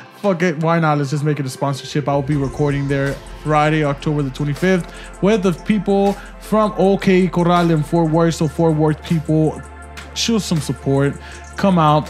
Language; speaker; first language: English; early bilingual, other home language; Spanish